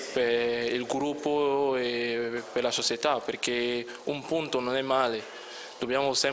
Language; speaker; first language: Italian; non-native, fluent; French